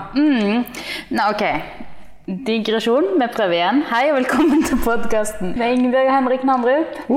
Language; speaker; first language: Norwegian; native; Norwegian